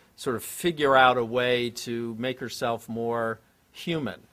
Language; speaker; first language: English; native; English